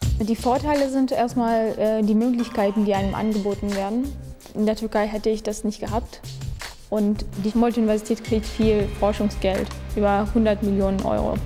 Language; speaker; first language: German; non-native, fluent; Turkish